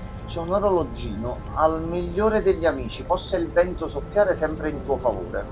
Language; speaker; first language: Italian; native; Italian